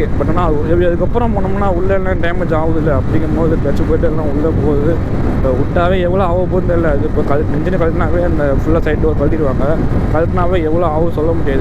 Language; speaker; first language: Tamil; native; Tamil